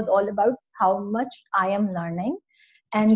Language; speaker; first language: English; non-native, local second language; Urdu